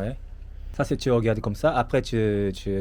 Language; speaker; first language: French; non-native, learner; Japanese